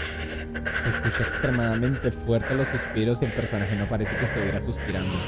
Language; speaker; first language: Spanish; native; Spanish